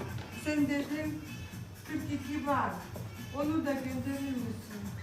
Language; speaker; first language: Turkish; non-native, fluent; Russian